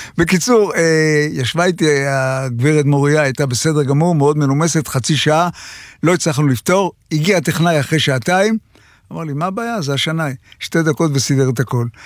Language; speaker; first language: Hebrew; native; Hebrew